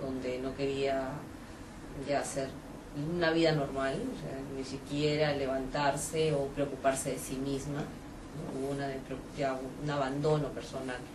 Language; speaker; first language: Spanish; native; Spanish